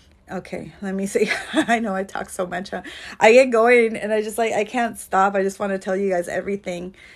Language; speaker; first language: English; early bilingual, other home language; Spanish